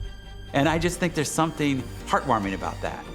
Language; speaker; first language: English; native; English